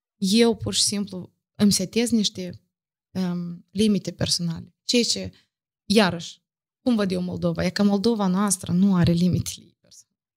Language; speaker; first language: Romanian; native; Romanian